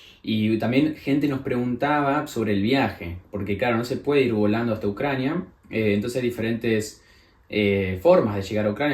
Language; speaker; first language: Spanish; native; Spanish